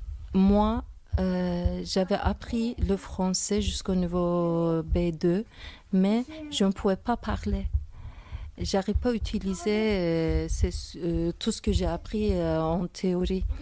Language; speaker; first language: French; non-native, fluent; Turkish